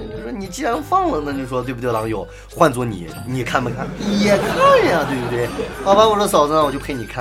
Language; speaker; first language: Chinese; native; Chinese